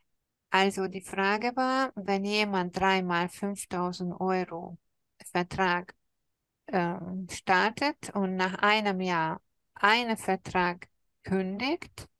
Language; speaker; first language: German; non-native, fluent; Hungarian